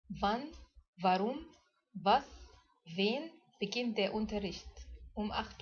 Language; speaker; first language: German; non-native, fluent; Arabic